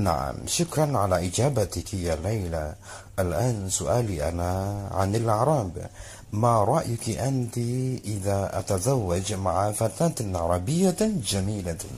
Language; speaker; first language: Arabic; non-native, learner; Indonesian